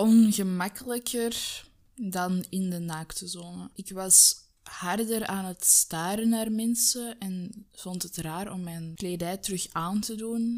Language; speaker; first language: Dutch; native; Dutch